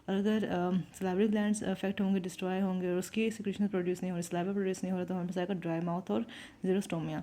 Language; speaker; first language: Hindi; native; Hindi